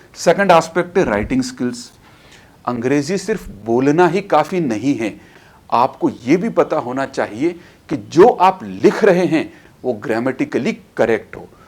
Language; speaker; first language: Hindi; native; Hindi